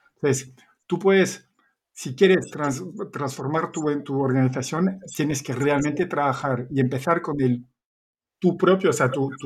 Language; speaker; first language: Spanish; non-native, fluent; French